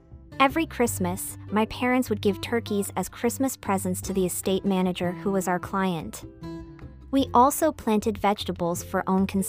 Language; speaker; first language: English; non-native, local second language; Cantonese